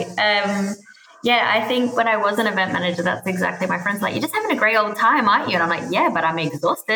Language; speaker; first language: English; native; English